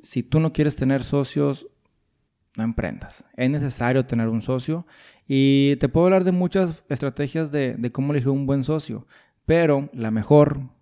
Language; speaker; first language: Spanish; native; Spanish